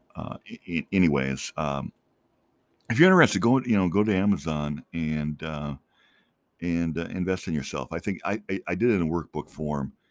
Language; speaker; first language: English; native; English